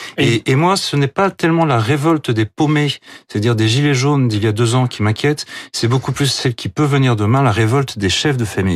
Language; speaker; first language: French; native; French